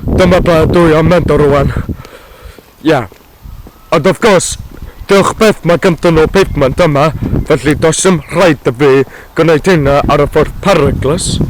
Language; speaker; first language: Welsh; non-native, learner; English